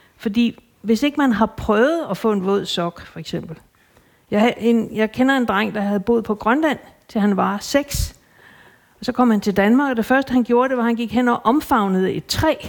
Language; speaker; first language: Danish; native; Danish